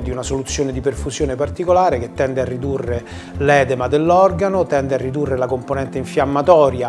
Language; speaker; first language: Italian; native; Italian